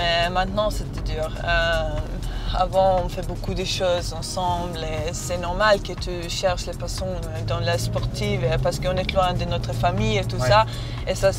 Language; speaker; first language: French; non-native, learner; Serbian